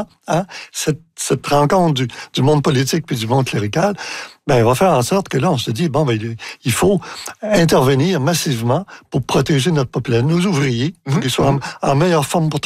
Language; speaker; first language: French; native; French